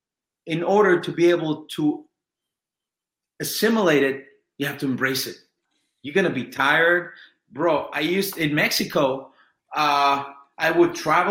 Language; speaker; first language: English; non-native, fluent; Spanish